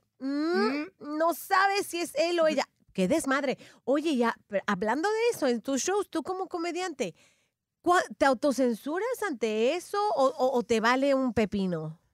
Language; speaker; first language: Spanish; native; Spanish